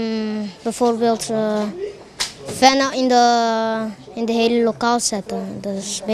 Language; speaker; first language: Dutch; non-native, local second language; Papiamento